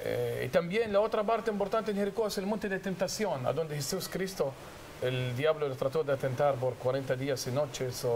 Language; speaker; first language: Spanish; non-native, fluent; Arabic